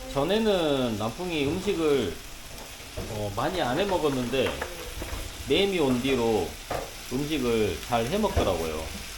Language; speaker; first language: Korean; native; Korean